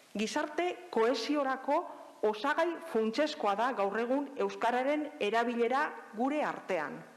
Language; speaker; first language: Basque; native; Basque